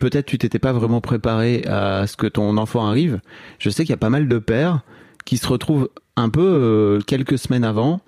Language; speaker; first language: French; native; French